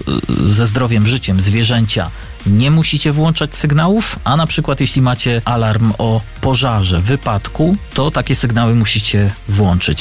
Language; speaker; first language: Polish; native; Polish